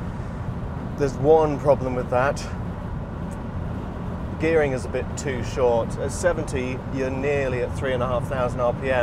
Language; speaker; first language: English; native; English